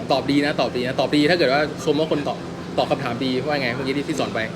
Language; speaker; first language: Thai; native; Thai